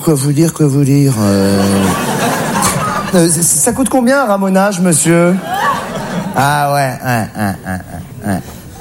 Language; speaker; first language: French; native; French